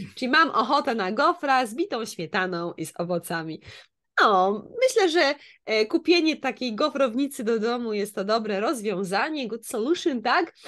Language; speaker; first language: Polish; native; Polish